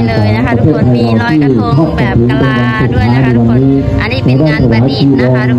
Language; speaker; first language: Thai; non-native, local second language; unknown